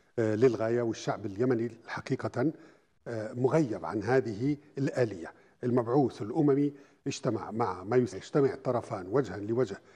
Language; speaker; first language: Arabic; native; Arabic